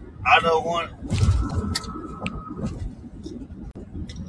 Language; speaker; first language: English; non-native, learner; Spanish